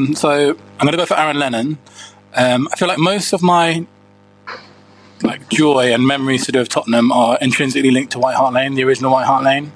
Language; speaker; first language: English; native; English